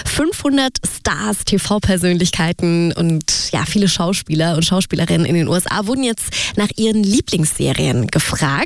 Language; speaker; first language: German; native; German